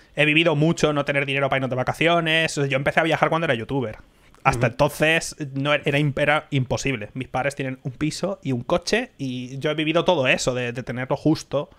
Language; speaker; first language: Spanish; native; Spanish